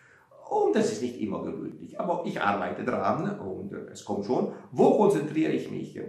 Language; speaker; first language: German; non-native, fluent; Italian